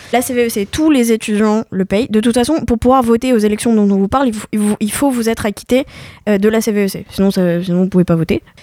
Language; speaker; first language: French; native; French